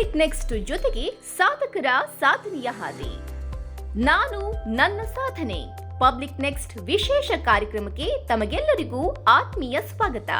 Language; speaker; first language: Kannada; native; Kannada